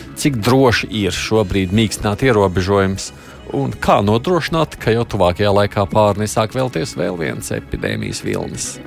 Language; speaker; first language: Latvian; native; Latvian